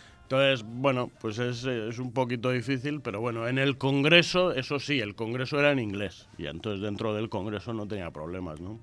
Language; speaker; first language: Spanish; native; Spanish